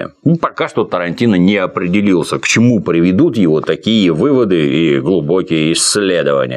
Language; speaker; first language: Russian; native; Russian